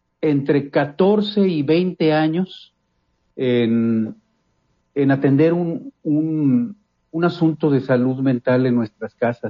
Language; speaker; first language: Spanish; native; Spanish